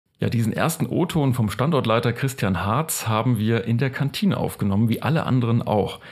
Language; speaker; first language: German; native; German